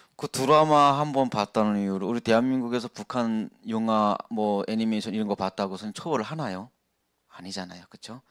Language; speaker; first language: Korean; native; Korean